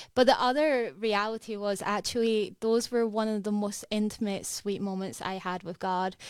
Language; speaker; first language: English; native; English